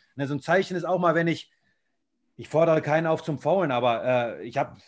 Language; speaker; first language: German; native; German